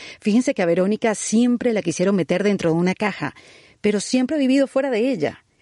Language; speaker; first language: Spanish; native; Spanish